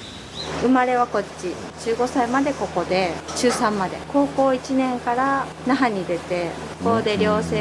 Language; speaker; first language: Japanese; native; Japanese